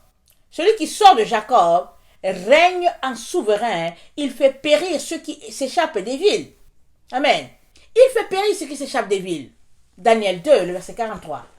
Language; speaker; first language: French; native; French